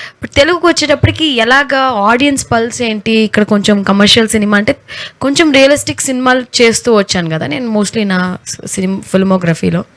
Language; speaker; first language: Telugu; native; Telugu